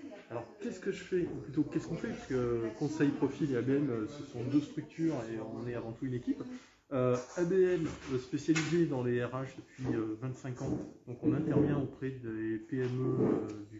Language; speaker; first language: French; native; French